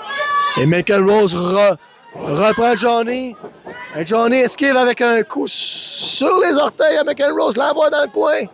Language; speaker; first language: French; native; French